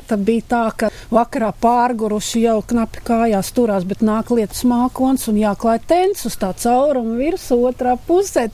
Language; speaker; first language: Latvian; native; Latvian